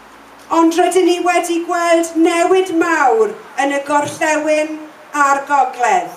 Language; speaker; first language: Welsh; non-native, local second language; English